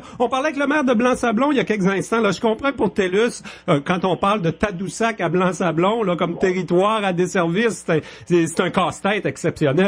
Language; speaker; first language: French; native; French